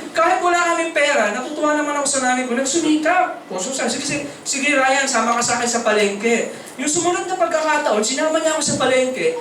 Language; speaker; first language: Filipino; native; Filipino